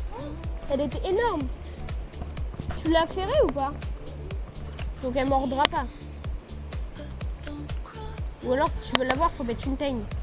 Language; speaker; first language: French; native; French